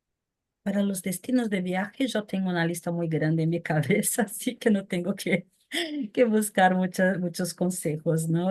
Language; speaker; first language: Spanish; non-native, fluent; Portuguese